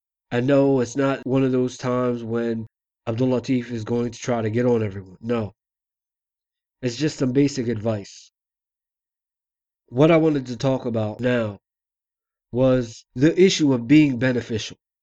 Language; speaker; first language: English; native; English